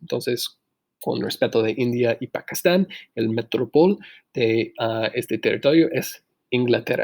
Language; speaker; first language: Spanish; non-native, fluent; English